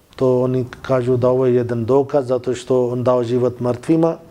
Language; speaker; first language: Bosnian; non-native, learner; Urdu